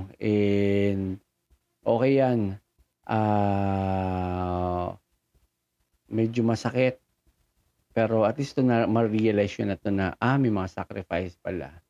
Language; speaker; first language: Filipino; native; Filipino